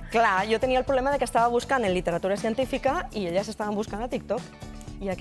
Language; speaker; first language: Catalan; native; Catalan